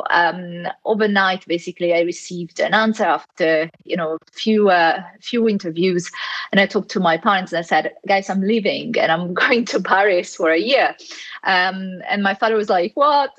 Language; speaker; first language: English; non-native, fluent; Italian